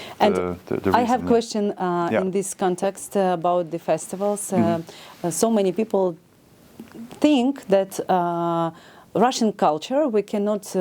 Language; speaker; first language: English; non-native, learner; Ukrainian